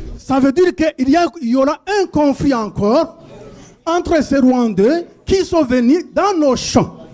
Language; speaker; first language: French; non-native, local second language; Kinyarwanda